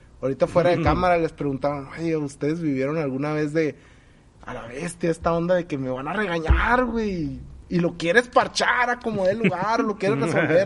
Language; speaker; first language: Spanish; native; Spanish